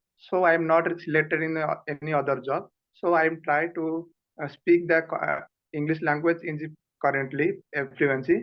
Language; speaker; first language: English; non-native, learner; Odia